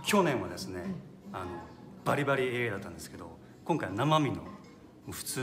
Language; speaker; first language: Japanese; native; Japanese